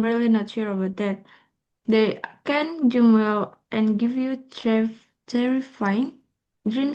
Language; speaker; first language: English; non-native, learner; Indonesian